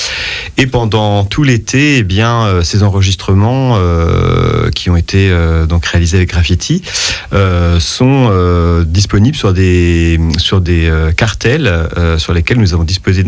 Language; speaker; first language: French; native; French